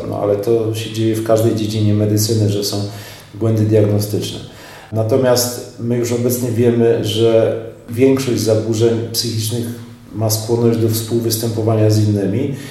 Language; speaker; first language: Polish; native; Polish